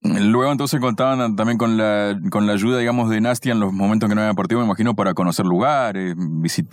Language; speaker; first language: Spanish; native; Spanish